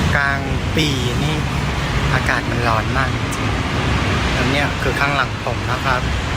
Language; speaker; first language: Thai; non-native, fluent; Vietnamese